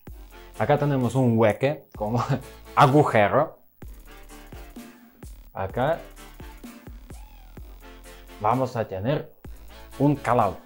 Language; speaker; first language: Spanish; non-native, learner; Russian